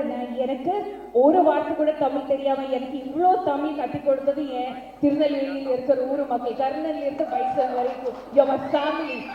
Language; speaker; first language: Tamil; non-native, learner; Malayalam